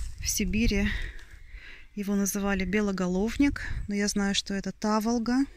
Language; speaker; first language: Russian; native; Russian